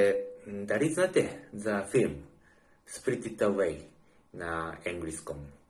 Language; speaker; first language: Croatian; non-native, learner; Japanese